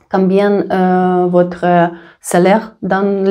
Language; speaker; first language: French; non-native, learner; Russian